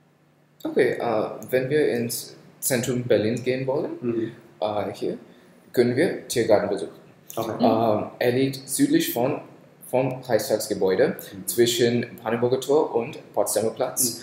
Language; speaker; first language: German; non-native, learner; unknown